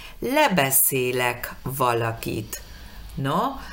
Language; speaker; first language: Hungarian; non-native, learner; Spanish